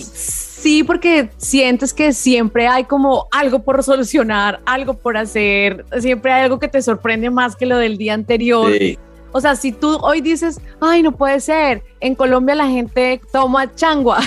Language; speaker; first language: Spanish; native; Spanish